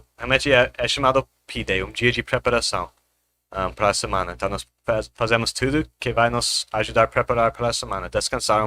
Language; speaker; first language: Portuguese; non-native, fluent; English